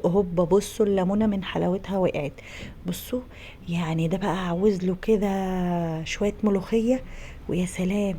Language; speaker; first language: Arabic; native; Arabic